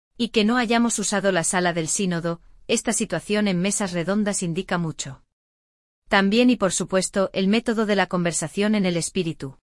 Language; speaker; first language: Spanish; native; Spanish